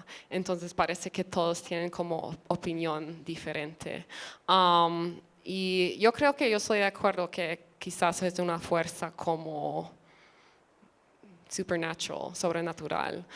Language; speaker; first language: Spanish; early bilingual, other home language; English